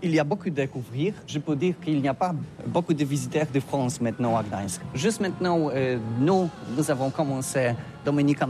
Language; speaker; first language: French; non-native, learner; Polish